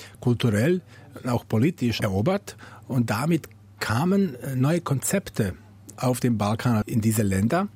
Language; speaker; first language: German; non-native, fluent; Bosnian